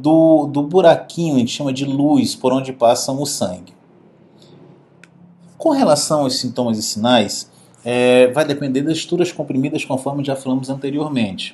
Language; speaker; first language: Portuguese; native; Portuguese